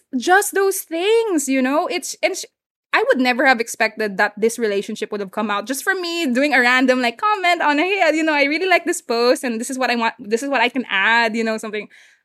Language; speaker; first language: English; non-native, local second language; Hiligaynon